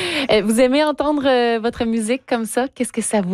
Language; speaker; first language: French; native; French